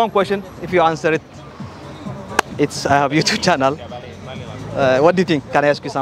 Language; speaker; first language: English; non-native, learner; Tigrinya